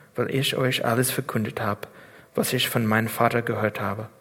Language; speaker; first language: German; non-native, fluent; English